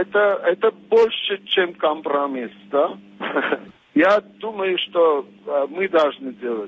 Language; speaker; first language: Russian; non-native, fluent; Armenian